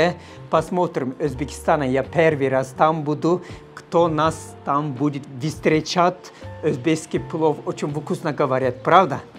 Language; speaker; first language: Russian; non-native, learner; Turkish